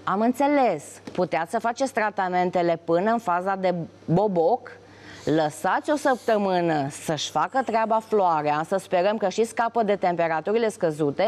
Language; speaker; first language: Romanian; native; Romanian